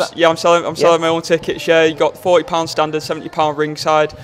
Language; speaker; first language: English; native; English